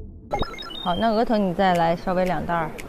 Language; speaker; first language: Chinese; native; Chinese